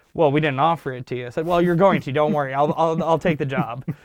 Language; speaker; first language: English; early bilingual, other home language; Turkish